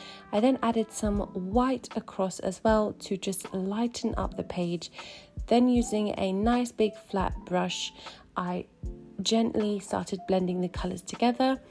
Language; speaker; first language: English; native; English